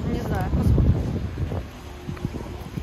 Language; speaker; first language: Russian; native; Russian